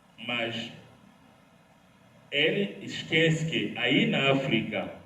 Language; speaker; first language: Portuguese; non-native, learner; Lingala